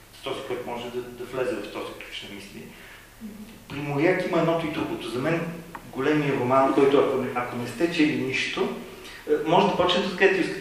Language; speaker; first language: Bulgarian; native; Bulgarian